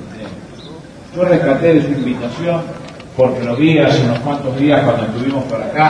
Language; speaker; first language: Spanish; native; Spanish